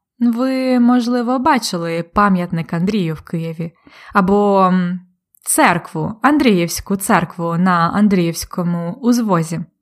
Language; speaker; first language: Ukrainian; native; Ukrainian